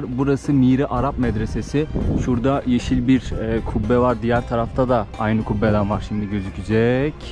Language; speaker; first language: Turkish; native; Turkish